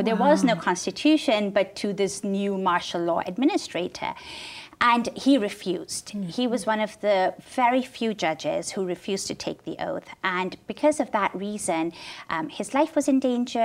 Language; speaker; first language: English; non-native, local second language; Urdu